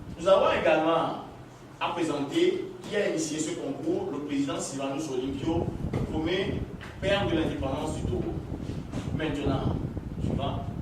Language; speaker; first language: French; non-native, local second language; Ewe